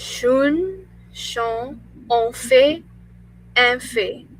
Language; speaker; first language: French; non-native, learner; English